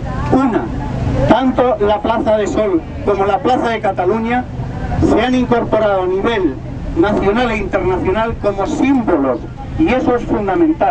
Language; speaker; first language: Spanish; native; Spanish